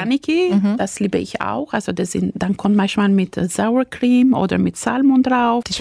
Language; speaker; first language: German; non-native, fluent; Albanian